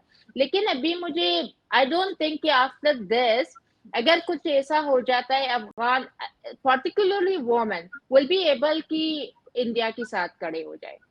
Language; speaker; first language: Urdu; non-native, fluent; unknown